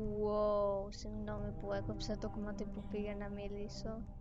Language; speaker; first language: Greek; early bilingual, heritage; Greek